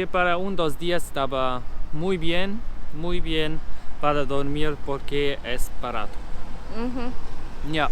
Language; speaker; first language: Spanish; non-native, learner; German